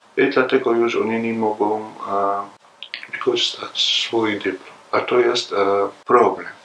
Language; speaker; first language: Polish; non-native, learner; Arabic